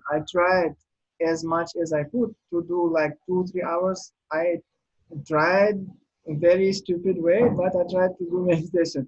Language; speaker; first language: English; non-native, learner; Russian